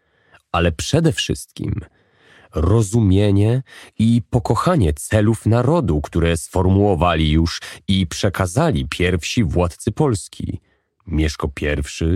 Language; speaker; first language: Polish; native; Polish